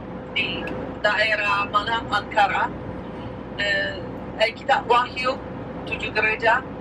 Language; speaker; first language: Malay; non-native, fluent; Turkish